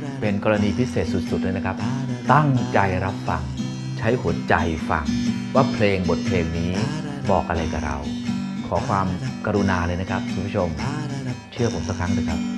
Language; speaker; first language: Thai; native; Thai